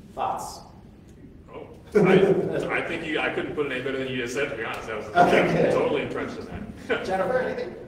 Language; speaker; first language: English; native; English